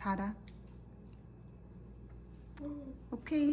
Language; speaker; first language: Korean; early bilingual, heritage; Korean